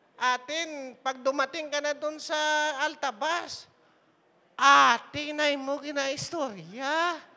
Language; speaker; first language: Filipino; non-native, local second language; Hiligaynon